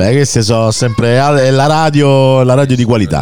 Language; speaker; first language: Italian; native; Italian